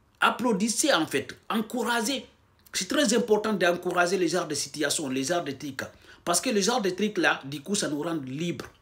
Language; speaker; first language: French; non-native, local second language; Fula